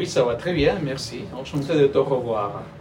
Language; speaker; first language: French; non-native, fluent; Spanish